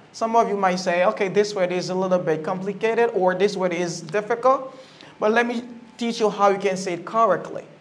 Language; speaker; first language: English; non-native, fluent; Haitian Creole